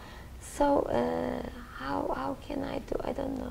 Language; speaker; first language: English; non-native, learner; Turkish